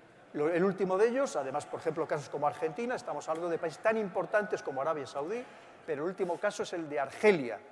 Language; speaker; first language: Spanish; native; Spanish